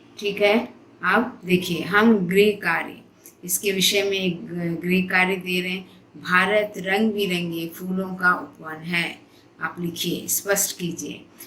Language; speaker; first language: Hindi; non-native, local second language; Telugu